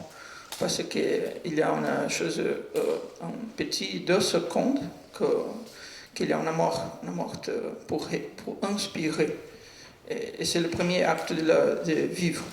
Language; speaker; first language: French; non-native, learner; Portuguese